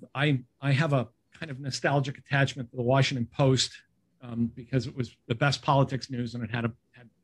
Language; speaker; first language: English; native; English